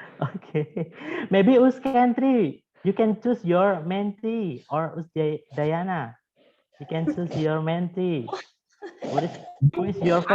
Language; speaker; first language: English; non-native, fluent; Indonesian